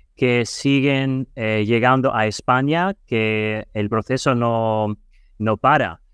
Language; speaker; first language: Spanish; non-native, fluent; Ukrainian